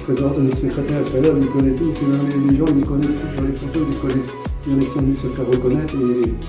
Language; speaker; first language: French; native; French